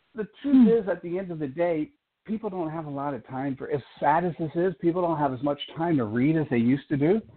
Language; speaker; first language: English; native; English